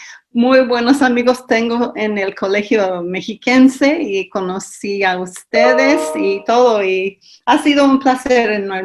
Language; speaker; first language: Spanish; non-native, fluent; English